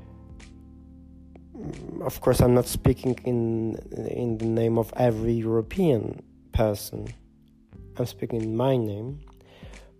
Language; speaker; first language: English; non-native, fluent; Polish